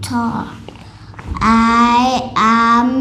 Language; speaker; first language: English; non-native, learner; Vietnamese